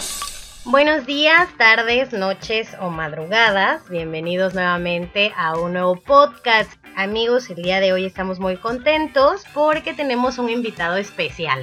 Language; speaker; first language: Spanish; native; Spanish